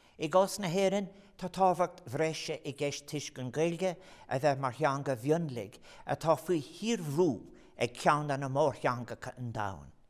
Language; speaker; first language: Irish; non-native, local second language; English